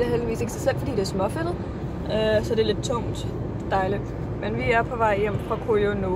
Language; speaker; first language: Danish; native; Danish